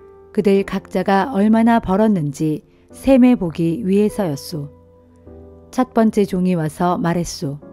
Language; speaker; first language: Korean; native; Korean